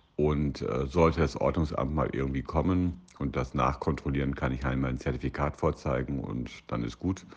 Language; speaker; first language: German; native; German